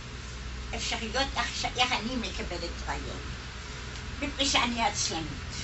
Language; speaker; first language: Hebrew; non-native, fluent; German